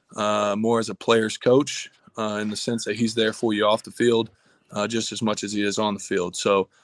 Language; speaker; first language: English; native; English